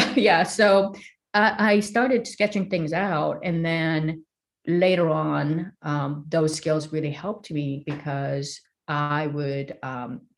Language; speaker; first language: English; early bilingual, other home language; Korean